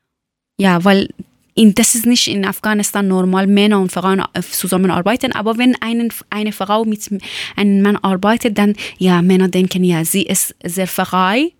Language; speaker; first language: German; non-native, learner; Persian